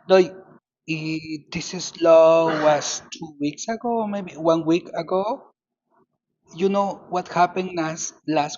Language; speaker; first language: English; non-native, learner; Spanish